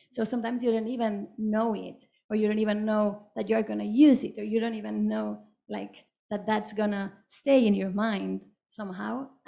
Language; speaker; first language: English; non-native, fluent; Catalan